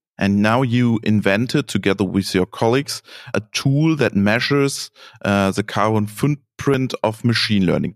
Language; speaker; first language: English; non-native, fluent; German